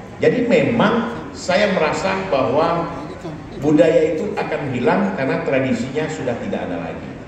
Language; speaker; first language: Indonesian; non-native, local second language; Minangkabau